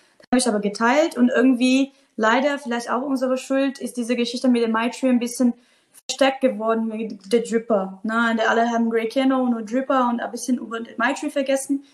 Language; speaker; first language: German; non-native, fluent; Portuguese